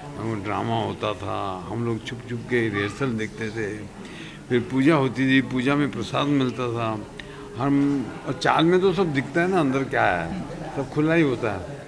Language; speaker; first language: Hindi; native; Hindi